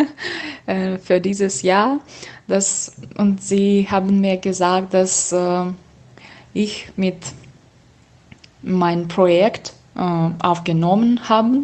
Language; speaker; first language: German; non-native, learner; Russian